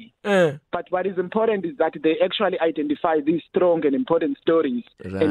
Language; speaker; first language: English; non-native, local second language; Xhosa